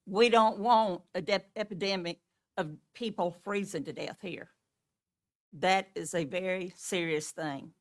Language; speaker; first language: English; native; English